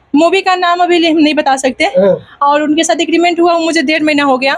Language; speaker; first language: Hindi; non-native, local second language; Bhojpuri